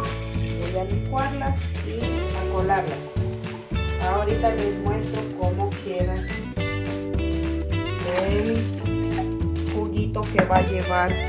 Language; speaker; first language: Spanish; native; Spanish